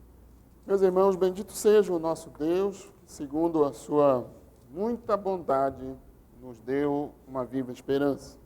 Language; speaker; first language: Portuguese; native; Portuguese